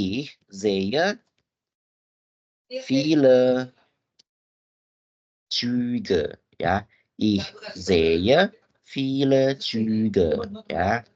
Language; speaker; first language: German; non-native, fluent; Indonesian